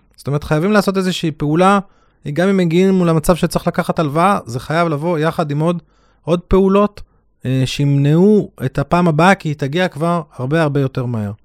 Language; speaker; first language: Hebrew; native; Hebrew